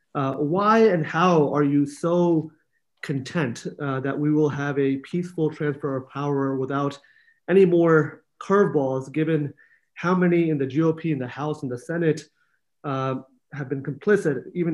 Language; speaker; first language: English; non-native, local second language; Urdu